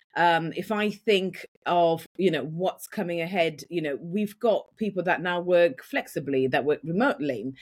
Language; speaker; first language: English; native; English